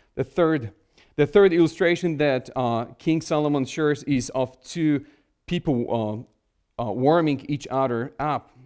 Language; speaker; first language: English; non-native, fluent; Polish